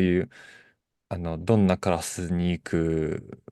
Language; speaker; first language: Japanese; non-native, fluent; Russian